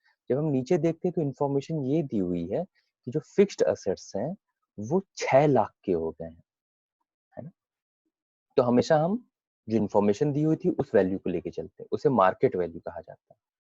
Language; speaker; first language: Hindi; native; Hindi